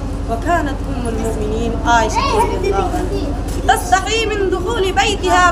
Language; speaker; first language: Arabic; non-native, learner; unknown